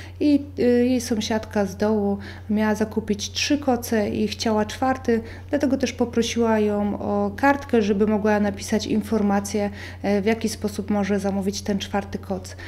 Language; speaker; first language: Polish; native; Polish